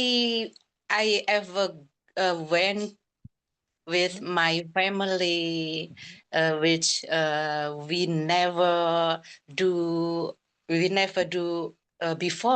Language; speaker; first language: English; non-native, learner; Indonesian